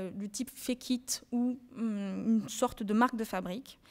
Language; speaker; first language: French; native; French